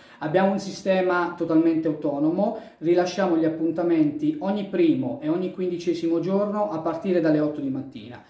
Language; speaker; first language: Italian; native; Italian